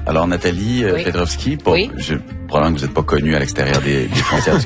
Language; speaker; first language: French; native; French